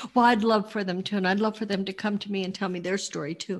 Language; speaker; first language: English; native; English